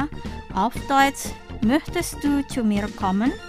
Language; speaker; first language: German; non-native, fluent; Indonesian